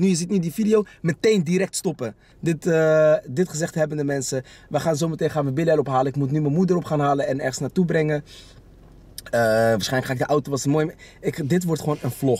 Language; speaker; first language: Dutch; native; Dutch